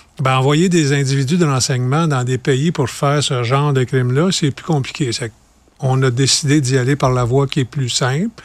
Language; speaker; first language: French; native; French